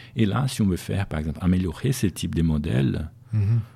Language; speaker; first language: French; non-native, fluent; Portuguese